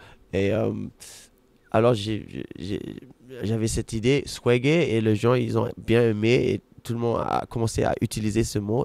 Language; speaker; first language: French; non-native, fluent; German